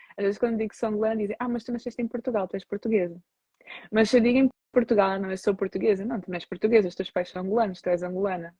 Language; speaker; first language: Portuguese; native; Portuguese